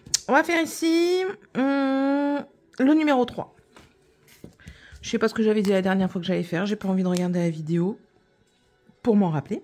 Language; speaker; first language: French; native; French